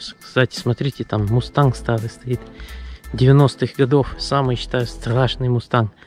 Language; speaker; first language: Russian; early bilingual, heritage; Russian